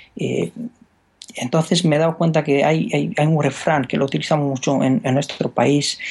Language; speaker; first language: Spanish; non-native, fluent; Romanian